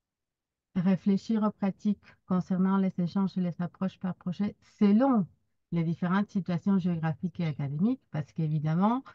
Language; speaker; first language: French; non-native, fluent; Spanish